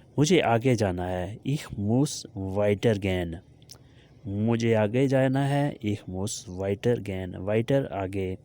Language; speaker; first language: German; non-native, learner; Urdu